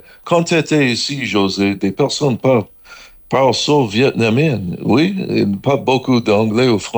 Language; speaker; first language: French; non-native, learner; English